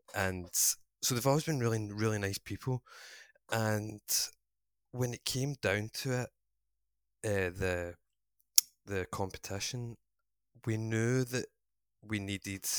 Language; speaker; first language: English; native; English